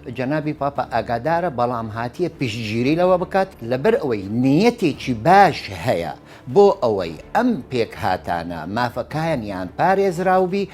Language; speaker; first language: Central Kurdish; non-native, local second language; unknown